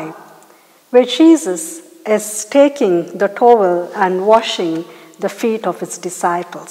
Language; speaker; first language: English; non-native, local second language; Malayalam